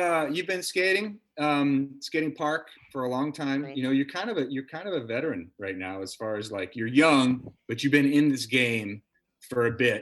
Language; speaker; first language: English; native; English